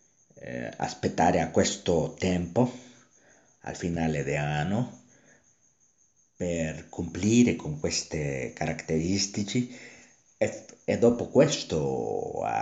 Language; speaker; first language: Italian; non-native, learner; Spanish